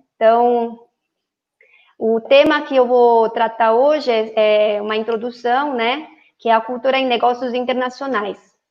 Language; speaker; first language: Portuguese; non-native, fluent; Korean